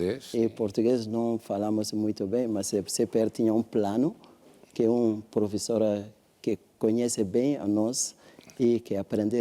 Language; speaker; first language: Portuguese; non-native, learner; French